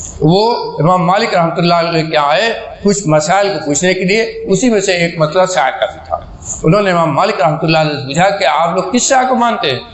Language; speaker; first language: Urdu; native; Urdu